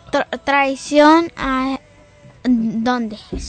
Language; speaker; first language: Spanish; early bilingual, heritage; Spanish